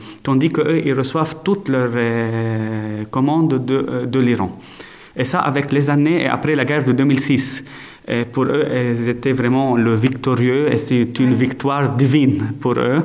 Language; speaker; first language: French; non-native, local second language; Arabic